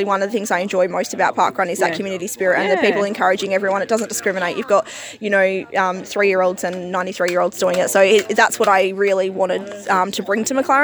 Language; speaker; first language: English; native; English